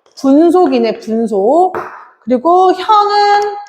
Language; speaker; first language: Korean; native; Korean